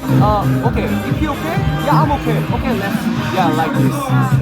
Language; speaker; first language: English; non-native, learner; Korean